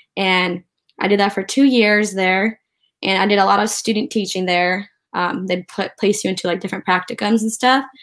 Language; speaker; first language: English; early bilingual, other home language; Ukrainian